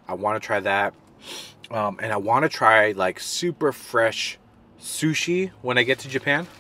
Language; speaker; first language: English; native; English